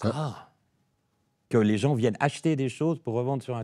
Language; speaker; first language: French; native; French